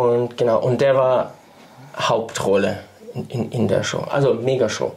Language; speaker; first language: German; non-native, fluent; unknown